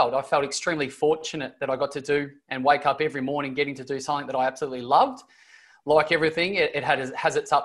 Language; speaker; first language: English; native; English